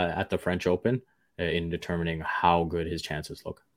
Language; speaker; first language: English; early bilingual, other home language; Hindi